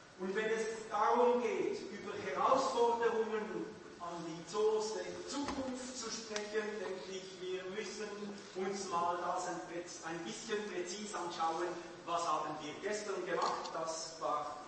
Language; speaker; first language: German; non-native, local second language; French